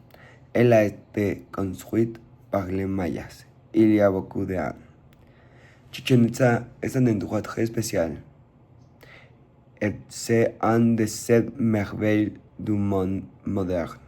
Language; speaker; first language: French; non-native, learner; Spanish